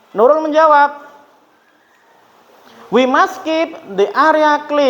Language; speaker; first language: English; non-native, fluent; Indonesian